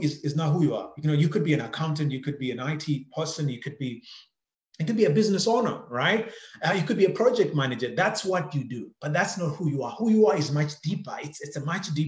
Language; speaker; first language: English; non-native, local second language; Shona